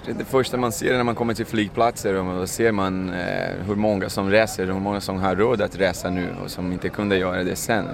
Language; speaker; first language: Swedish; non-native, fluent; Portuguese